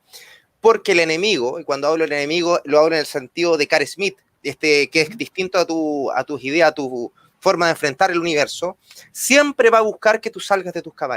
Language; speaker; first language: Spanish; native; Spanish